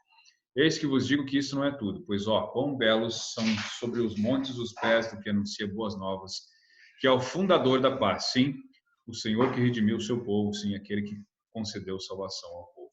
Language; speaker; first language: Portuguese; native; Portuguese